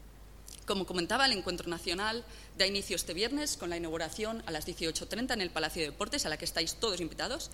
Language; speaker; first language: Spanish; native; Spanish